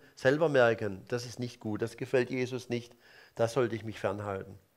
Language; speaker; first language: German; native; German